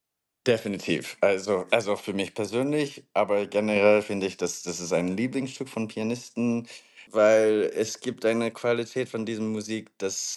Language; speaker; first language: German; non-native, fluent; English